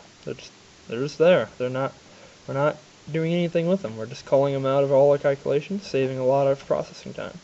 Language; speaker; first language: English; native; English